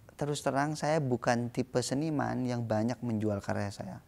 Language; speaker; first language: Indonesian; native; Indonesian